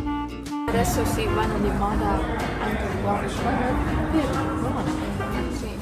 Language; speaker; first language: Italian; non-native, learner; Japanese